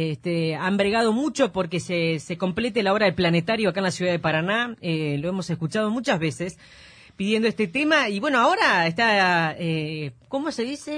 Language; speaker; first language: Spanish; native; Spanish